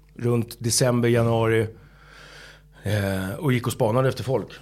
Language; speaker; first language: Swedish; native; Swedish